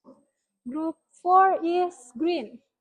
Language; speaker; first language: English; non-native, fluent; Indonesian